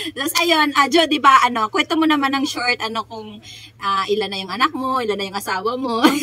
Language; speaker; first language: Filipino; native; Filipino